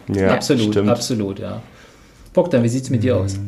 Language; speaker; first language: German; native; German